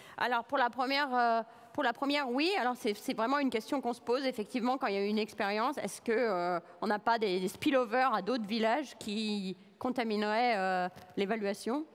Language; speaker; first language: French; native; French